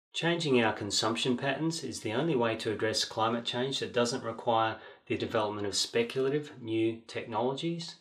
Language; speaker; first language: English; native; English